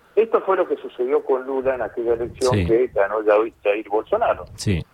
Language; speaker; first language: Spanish; native; Spanish